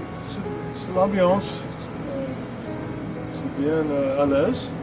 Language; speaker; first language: French; non-native, fluent; English